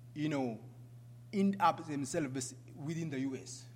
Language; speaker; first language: English; non-native, fluent; Amharic